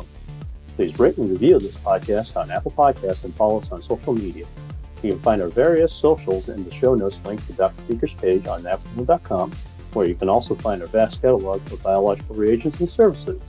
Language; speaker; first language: English; non-native, local second language; Cantonese